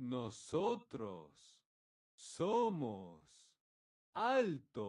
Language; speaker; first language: Spanish; non-native, learner; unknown